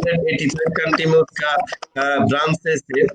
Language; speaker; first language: Hindi; non-native, learner; Bangla